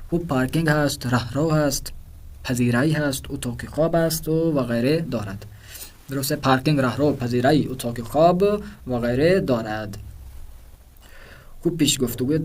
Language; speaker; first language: Persian; non-native, fluent; Urdu